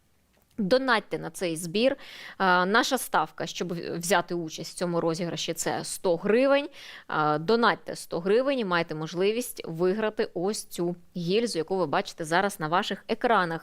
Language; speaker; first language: Ukrainian; native; Ukrainian